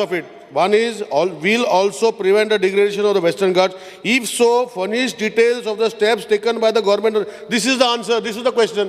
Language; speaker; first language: English; non-native, local second language; Konkani